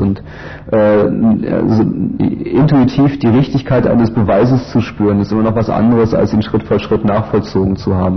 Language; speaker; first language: German; native; German